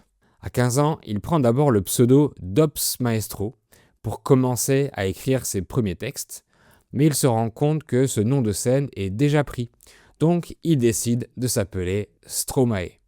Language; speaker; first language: French; native; French